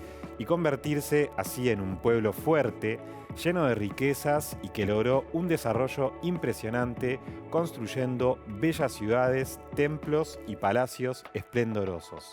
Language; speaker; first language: Spanish; native; Spanish